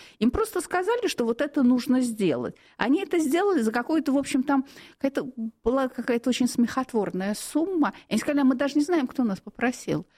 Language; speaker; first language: Russian; native; Russian